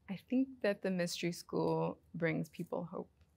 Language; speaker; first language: English; native; English